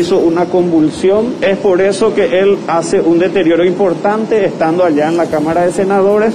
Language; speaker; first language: Spanish; native; Spanish